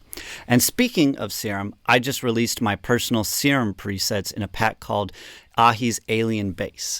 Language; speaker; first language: English; native; English